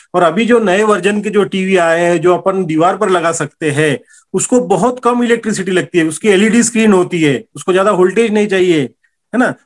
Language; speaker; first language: Hindi; non-native, local second language; Marathi